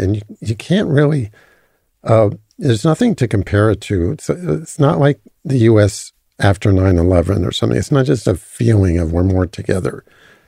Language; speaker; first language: English; native; English